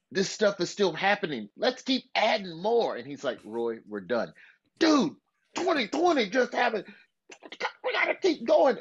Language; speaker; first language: English; native; English